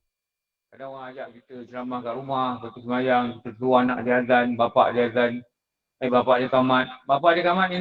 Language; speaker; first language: Malay; native; Malay